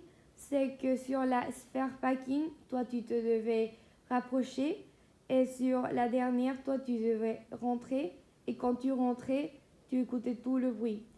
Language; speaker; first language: French; non-native, fluent; Spanish